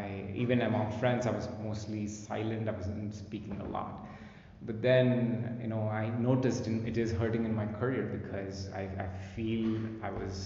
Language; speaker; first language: English; non-native, local second language; Telugu